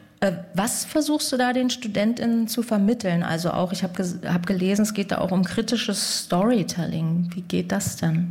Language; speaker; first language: German; native; German